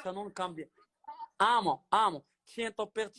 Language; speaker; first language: Italian; non-native, learner; Arabic